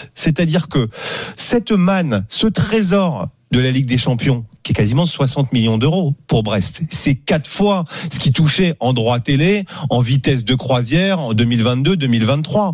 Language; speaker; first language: French; native; French